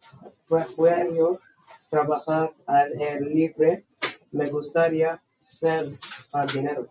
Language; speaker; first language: Spanish; non-native, learner; English